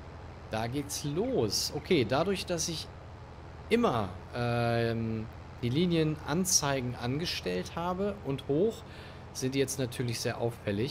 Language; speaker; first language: German; native; German